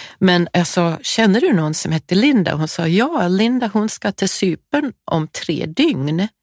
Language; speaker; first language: Swedish; non-native, fluent; English